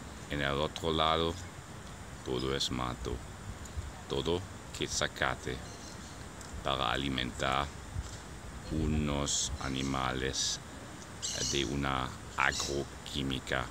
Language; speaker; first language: Spanish; non-native, learner; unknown